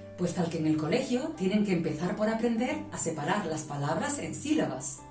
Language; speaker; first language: Spanish; native; Spanish